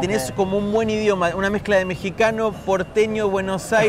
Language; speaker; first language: Spanish; native; Spanish